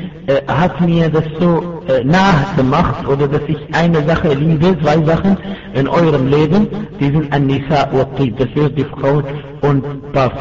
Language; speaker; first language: German; non-native, fluent; Arabic